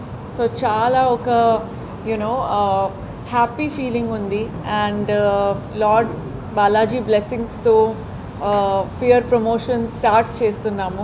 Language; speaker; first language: Telugu; non-native, fluent; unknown